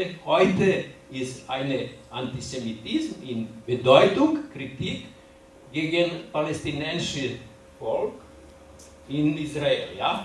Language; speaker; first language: German; non-native, learner; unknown